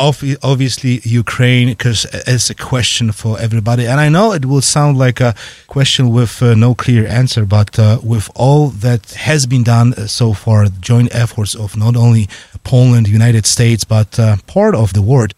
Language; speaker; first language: English; non-native, fluent; Polish